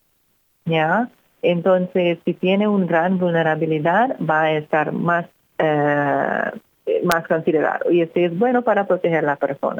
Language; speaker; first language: Spanish; non-native, fluent; English